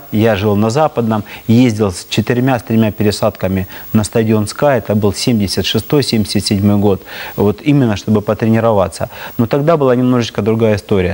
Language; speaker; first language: Russian; native; Russian